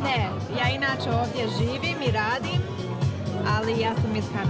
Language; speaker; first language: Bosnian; early bilingual, heritage; Bosnian